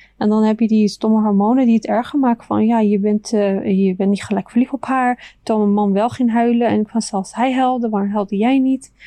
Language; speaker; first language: Dutch; early bilingual, other home language; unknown